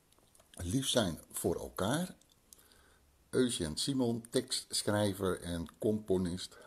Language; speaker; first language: Dutch; early bilingual, other home language; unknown